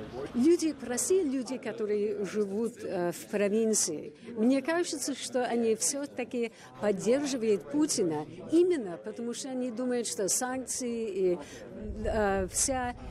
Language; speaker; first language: Russian; non-native, fluent; English